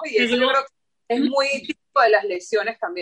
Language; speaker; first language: Spanish; native; Spanish